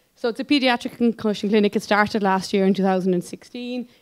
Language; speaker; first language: English; native; English